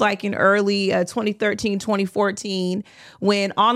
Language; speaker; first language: English; native; English